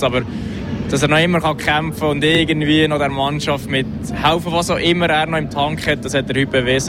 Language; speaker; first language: German; native; German